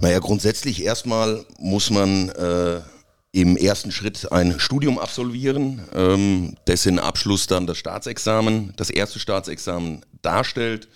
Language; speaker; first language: German; native; German